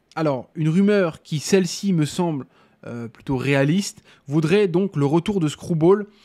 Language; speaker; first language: French; native; French